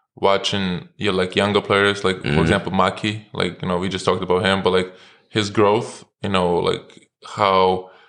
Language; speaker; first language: English; non-native, fluent; Lithuanian